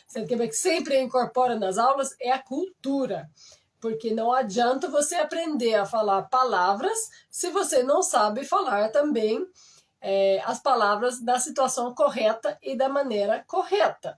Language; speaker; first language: Portuguese; non-native, fluent; French